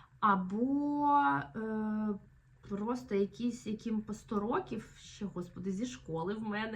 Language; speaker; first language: Ukrainian; native; Ukrainian